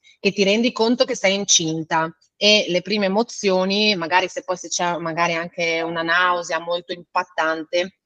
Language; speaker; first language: Italian; native; Italian